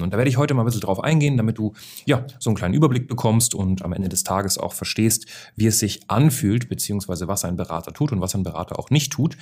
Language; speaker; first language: German; native; German